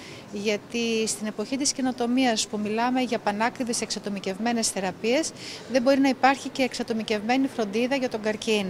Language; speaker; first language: Greek; native; Greek